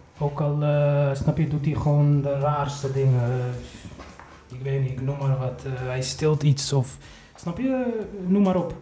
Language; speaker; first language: Dutch; early bilingual, other home language; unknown